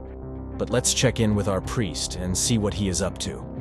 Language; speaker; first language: English; native; English